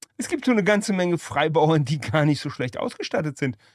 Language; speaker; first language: German; native; German